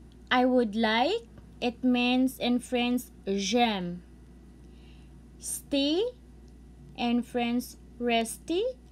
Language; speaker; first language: English; non-native, local second language; Cebuano